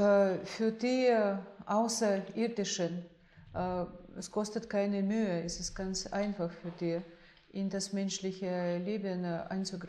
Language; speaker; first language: German; non-native, fluent; Russian